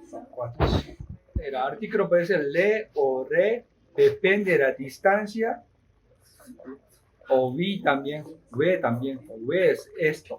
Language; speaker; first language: Spanish; non-native, fluent; Japanese